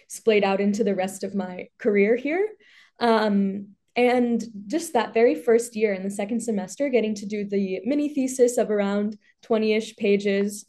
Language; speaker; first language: English; native; English